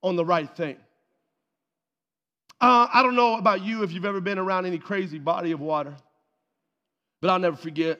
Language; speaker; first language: English; native; English